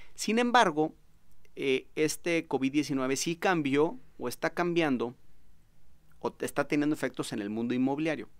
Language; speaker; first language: Spanish; native; Spanish